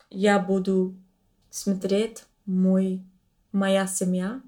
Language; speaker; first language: Russian; non-native, learner; English